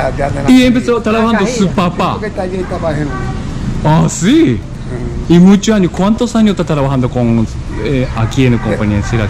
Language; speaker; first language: Spanish; non-native, learner; Japanese